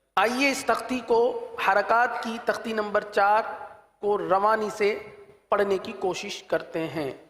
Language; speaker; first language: Urdu; native; Urdu